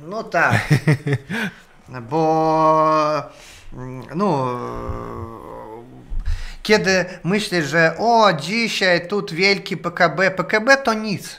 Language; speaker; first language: Polish; non-native, learner; Russian